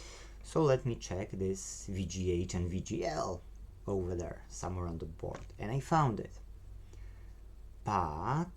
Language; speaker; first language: English; non-native, fluent; Polish